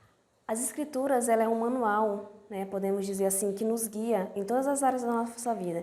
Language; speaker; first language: Portuguese; native; Portuguese